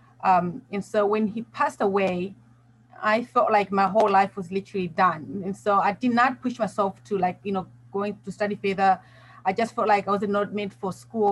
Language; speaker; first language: English; non-native, local second language; Nyanja